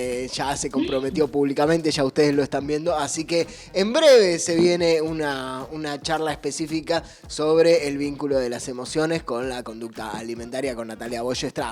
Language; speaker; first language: Spanish; native; Spanish